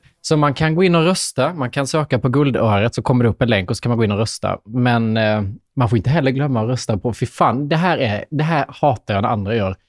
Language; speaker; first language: Swedish; native; Swedish